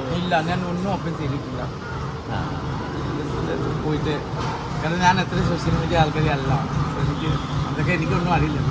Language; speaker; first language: Malayalam; non-native, fluent; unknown